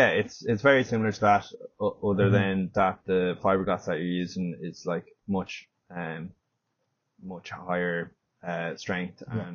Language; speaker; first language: English; native; English